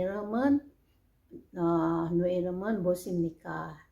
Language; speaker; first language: Korean; non-native, learner; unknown